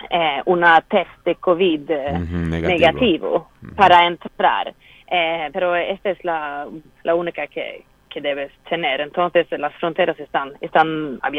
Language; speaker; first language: Spanish; non-native, fluent; Swedish